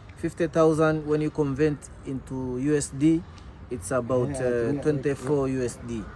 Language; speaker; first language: English; non-native, local second language; Swahili